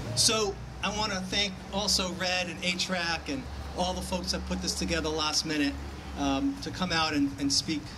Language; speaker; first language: English; native; English